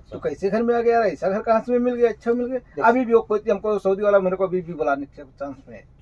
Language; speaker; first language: Hindi; native; Hindi